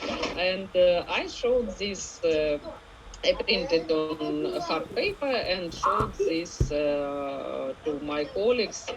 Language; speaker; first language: English; non-native, learner; Ukrainian